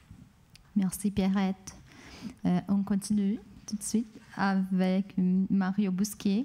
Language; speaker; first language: French; non-native, fluent; Portuguese